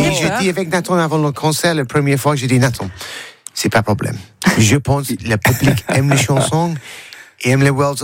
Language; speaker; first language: French; non-native, learner; English